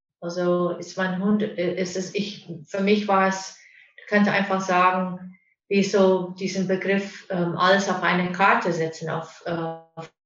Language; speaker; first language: German; non-native, fluent; English